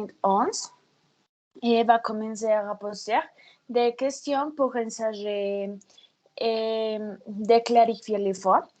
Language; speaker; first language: French; non-native, learner; Spanish